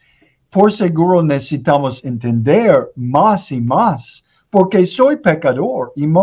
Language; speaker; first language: Spanish; non-native, learner; English